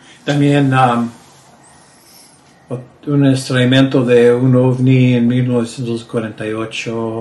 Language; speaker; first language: Spanish; early bilingual, heritage; Spanish